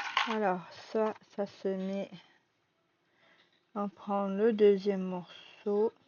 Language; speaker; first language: French; native; French